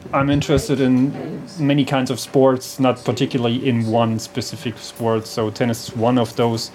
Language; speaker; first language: English; non-native, fluent; German